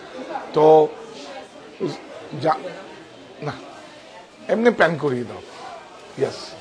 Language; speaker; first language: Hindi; non-native, local second language; Bangla